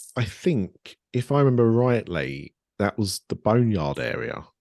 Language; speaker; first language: English; native; English